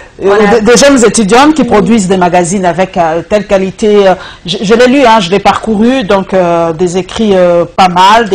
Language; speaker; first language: French; non-native, local second language; Lingala